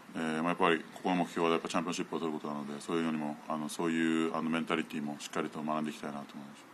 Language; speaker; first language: Japanese; native; Japanese